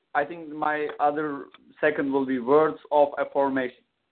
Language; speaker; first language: English; non-native, fluent; Turkish